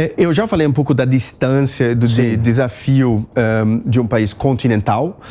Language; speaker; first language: Portuguese; non-native, fluent; German